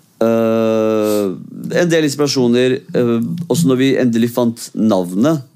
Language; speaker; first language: Norwegian; early bilingual, other home language; Kurdish